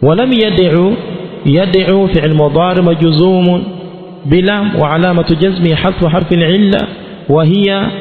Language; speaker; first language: Arabic; non-native, fluent; Swahili